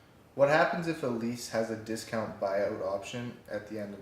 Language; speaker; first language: English; native; English